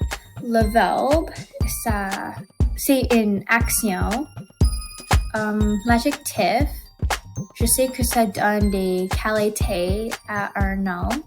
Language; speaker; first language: French; non-native, learner; English